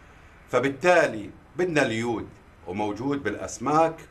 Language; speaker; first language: Arabic; native; Arabic